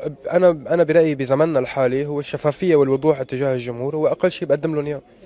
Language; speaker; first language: Arabic; native; Arabic